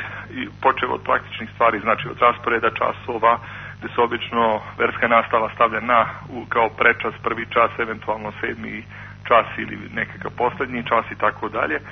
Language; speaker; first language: Croatian; native; Croatian